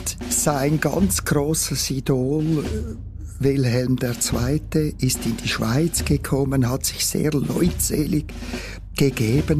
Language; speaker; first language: German; native; German